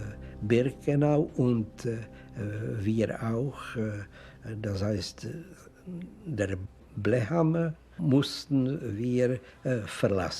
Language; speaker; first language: German; non-native, fluent; Czech